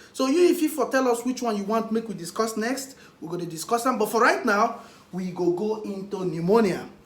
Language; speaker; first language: Nigerian Pidgin; non-native, local second language; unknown